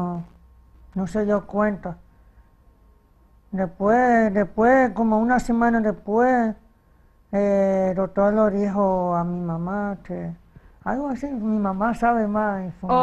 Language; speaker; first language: Spanish; early bilingual, heritage; Spanish